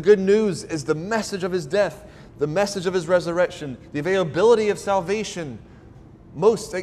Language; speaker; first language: English; native; English